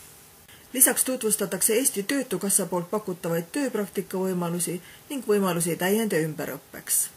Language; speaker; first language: Estonian; native; Estonian